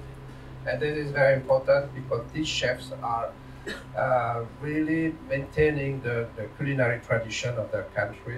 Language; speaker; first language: English; non-native, fluent; French